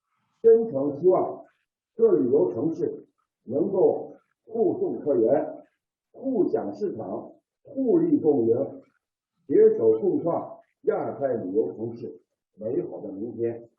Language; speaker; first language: Chinese; native; Chinese